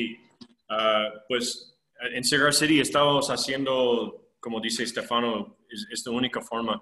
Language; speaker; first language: Spanish; non-native, fluent; English